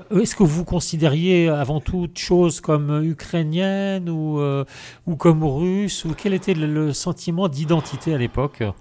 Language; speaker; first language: French; native; French